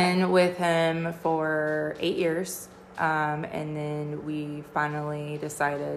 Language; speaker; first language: English; native; English